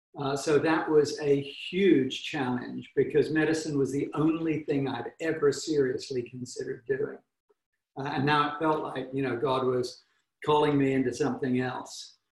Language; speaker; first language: English; native; English